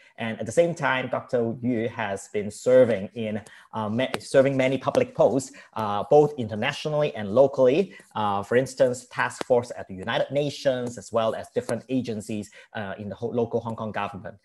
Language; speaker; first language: English; non-native, local second language; Cantonese